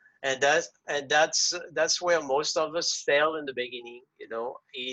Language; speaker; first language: English; non-native, fluent; French